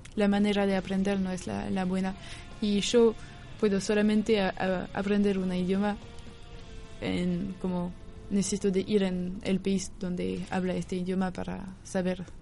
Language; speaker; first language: Spanish; non-native, fluent; French